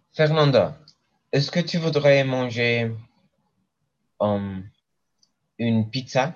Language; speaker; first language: French; non-native, learner; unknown